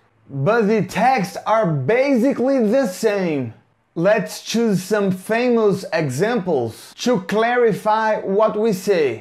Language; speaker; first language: English; non-native, fluent; Portuguese